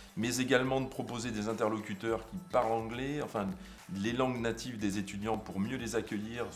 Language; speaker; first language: French; non-native, fluent; English